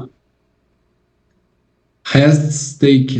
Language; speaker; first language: English; non-native, learner; Portuguese